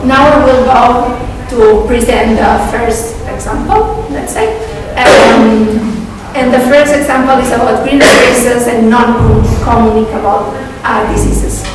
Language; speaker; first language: English; non-native, fluent; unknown